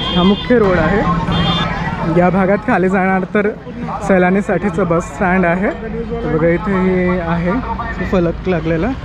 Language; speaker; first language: Marathi; native; Marathi